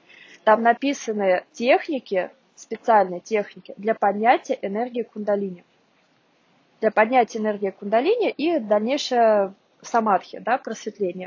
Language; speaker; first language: Russian; native; Russian